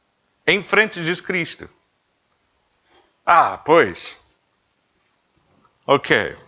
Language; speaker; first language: Portuguese; non-native, learner; English